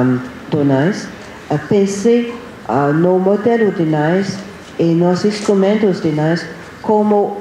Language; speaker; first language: Portuguese; non-native, fluent; English